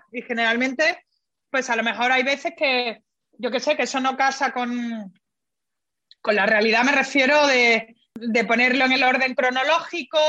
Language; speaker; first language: Spanish; native; Spanish